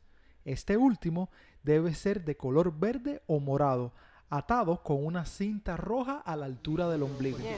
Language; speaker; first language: Spanish; native; Spanish